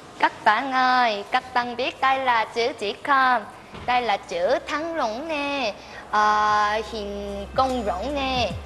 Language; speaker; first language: Vietnamese; non-native, learner; Korean